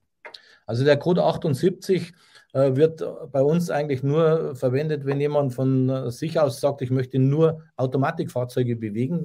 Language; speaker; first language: German; native; German